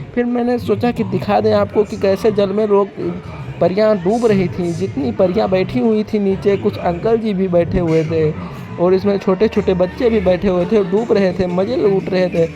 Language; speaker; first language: Hindi; native; Hindi